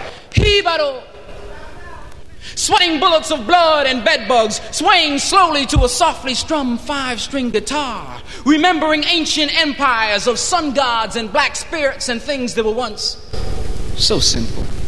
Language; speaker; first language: English; early bilingual, other home language; Spanish